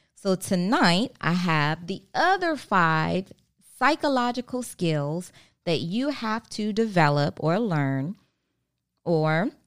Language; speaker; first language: English; native; English